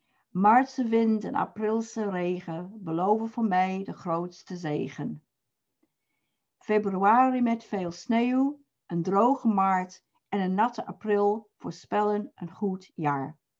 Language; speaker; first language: Dutch; non-native, fluent; English